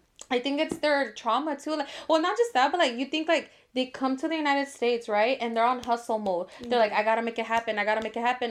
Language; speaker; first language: English; early bilingual, other home language; Spanish